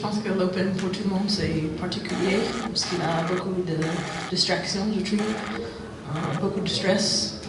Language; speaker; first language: French; non-native, fluent; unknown